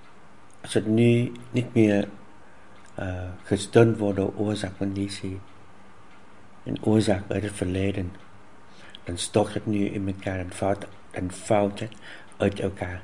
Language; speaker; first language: Dutch; non-native, fluent; Vietnamese